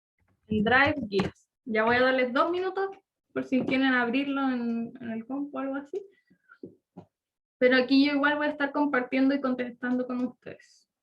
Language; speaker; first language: Spanish; native; Spanish